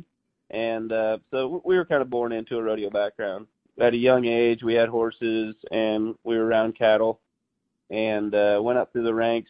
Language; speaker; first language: English; native; English